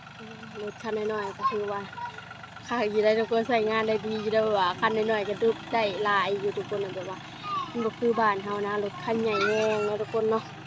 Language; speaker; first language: Thai; non-native, local second language; Lao